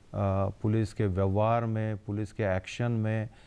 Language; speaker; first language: Hindi; non-native, local second language; Marathi